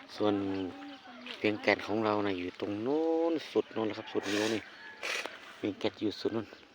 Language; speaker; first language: Thai; non-native, local second language; Hmong